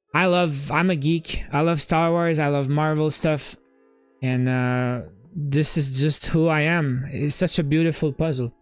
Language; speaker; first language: English; native; English